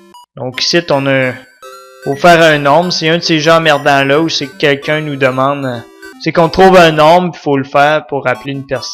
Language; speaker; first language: French; native; French